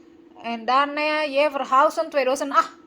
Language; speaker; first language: Dutch; non-native, learner; Indonesian